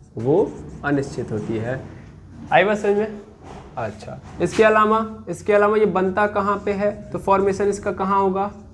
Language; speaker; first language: Hindi; native; Hindi